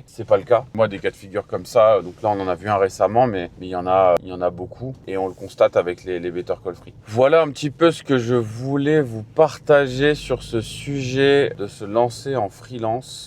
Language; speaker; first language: French; native; French